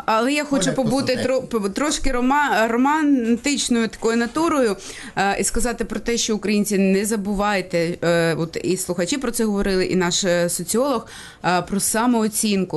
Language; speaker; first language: Ukrainian; native; Ukrainian